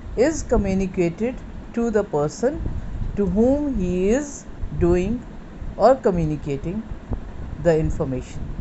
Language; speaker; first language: English; non-native, local second language; Punjabi